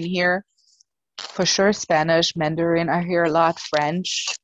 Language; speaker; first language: English; non-native, fluent; German